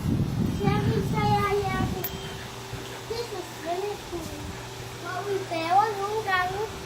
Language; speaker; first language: Danish; early bilingual, heritage; Danish